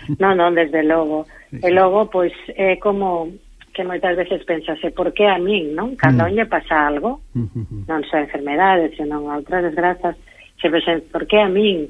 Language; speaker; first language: Galician; early bilingual, heritage; Galician